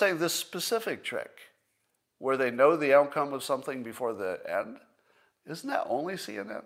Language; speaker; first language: English; native; English